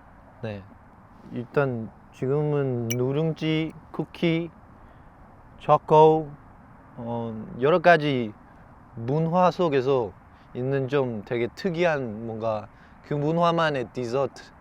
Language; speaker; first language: Korean; non-native, fluent; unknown